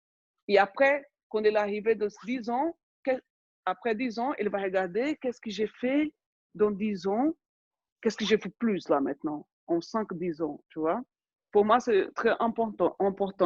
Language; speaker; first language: French; non-native, fluent; Portuguese